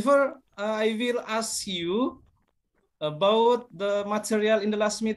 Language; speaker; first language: English; non-native, learner; Indonesian